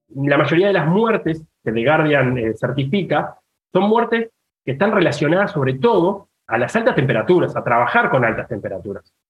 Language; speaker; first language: Spanish; native; Spanish